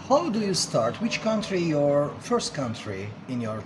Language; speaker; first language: English; non-native, learner; Turkish